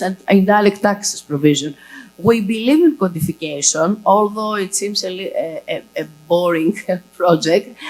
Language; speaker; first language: English; non-native, fluent; Greek